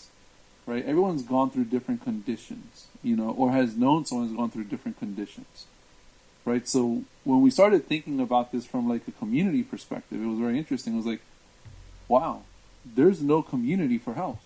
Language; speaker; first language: English; native; English